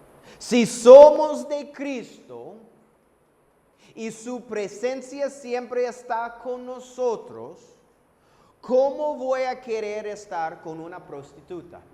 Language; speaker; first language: Spanish; non-native, fluent; English